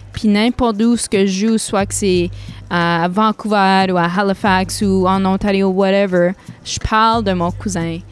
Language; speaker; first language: French; native; French